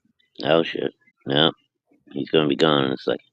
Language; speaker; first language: English; native; English